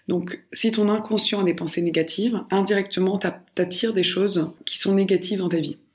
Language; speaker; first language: French; native; French